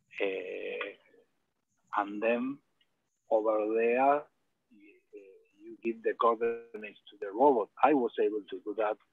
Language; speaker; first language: English; non-native, learner; Spanish